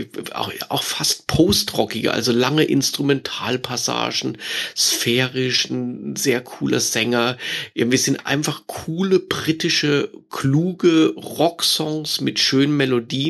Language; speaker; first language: German; native; German